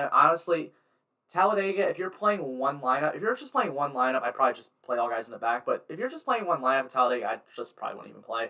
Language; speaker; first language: English; native; English